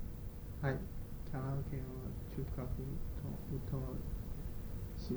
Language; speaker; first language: Japanese; non-native, learner; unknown